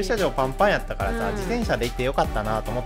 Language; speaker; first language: Japanese; native; Japanese